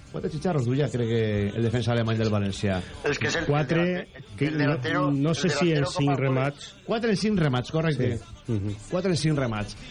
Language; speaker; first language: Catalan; native; Catalan